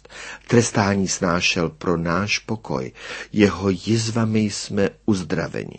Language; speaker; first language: Czech; native; Czech